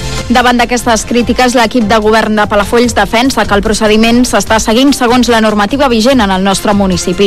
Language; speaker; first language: Catalan; native; Catalan